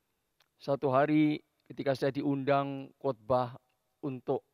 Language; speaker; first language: Indonesian; native; Indonesian